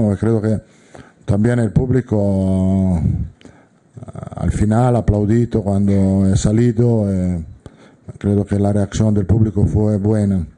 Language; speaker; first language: Spanish; non-native, fluent; Italian